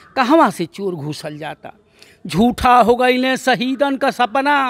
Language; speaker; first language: Hindi; native; Hindi